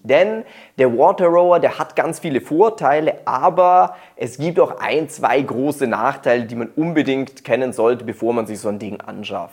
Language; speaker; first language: German; native; German